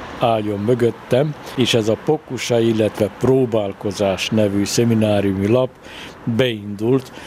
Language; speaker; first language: Hungarian; native; Hungarian